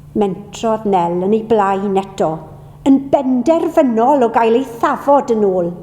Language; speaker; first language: Welsh; native; Welsh